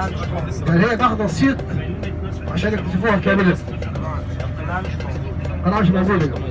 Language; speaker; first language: Arabic; native; Arabic